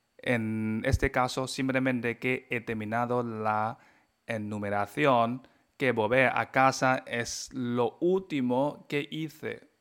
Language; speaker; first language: Spanish; non-native, fluent; Chinese